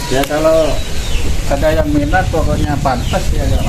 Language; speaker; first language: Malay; non-native, local second language; Javanese